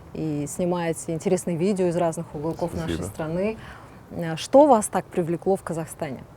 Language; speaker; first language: Russian; native; Russian